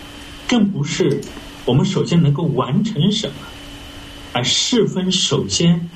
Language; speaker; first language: Chinese; native; Chinese